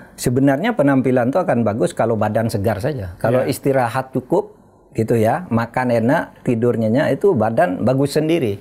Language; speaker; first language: Indonesian; non-native, local second language; Madurese